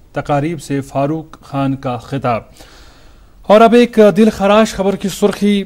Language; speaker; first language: Hindi; non-native, local second language; Kashmiri